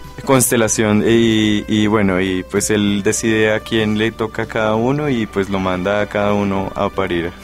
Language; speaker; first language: Spanish; native; Spanish